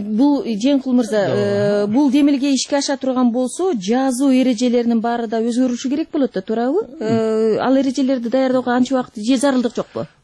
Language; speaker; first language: Kyrgyz; native; Kyrgyz